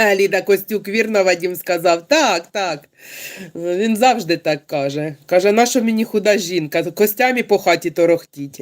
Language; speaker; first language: Ukrainian; non-native, local second language; Russian